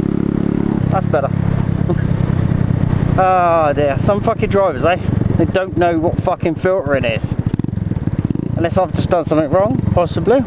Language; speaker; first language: English; native; English